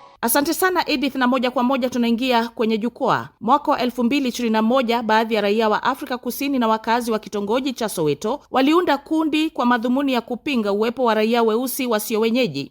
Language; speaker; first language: Swahili; non-native, local second language; Kikuyu